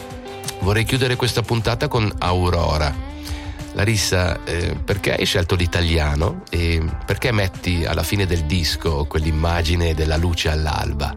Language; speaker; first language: Italian; native; Italian